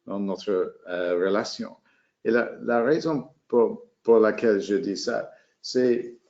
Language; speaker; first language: French; non-native, fluent; English